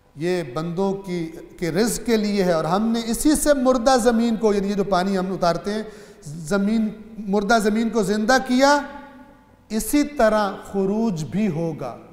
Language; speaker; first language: Urdu; non-native, local second language; Punjabi